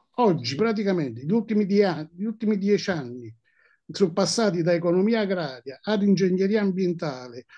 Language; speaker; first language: Italian; native; Italian